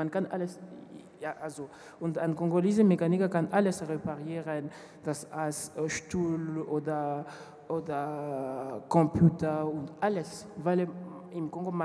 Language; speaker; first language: German; non-native, learner; French